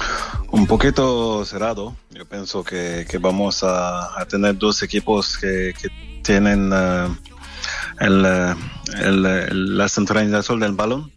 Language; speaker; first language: Spanish; non-native, fluent; French